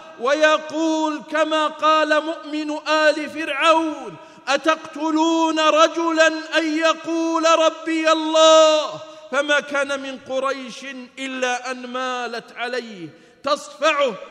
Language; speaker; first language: Arabic; native; Arabic